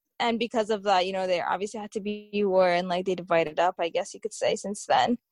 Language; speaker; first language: English; early bilingual, other home language; Tigrinya